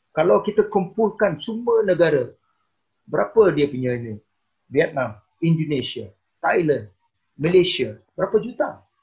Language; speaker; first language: Malay; non-native, local second language; Tamil